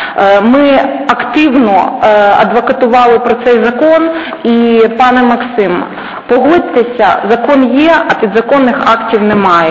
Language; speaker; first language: Ukrainian; native; Ukrainian